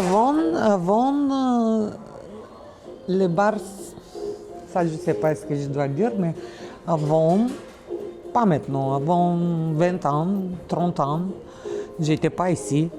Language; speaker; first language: French; non-native, learner; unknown